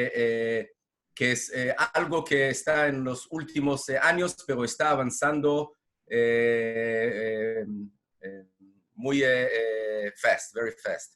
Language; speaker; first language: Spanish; non-native, fluent; Hebrew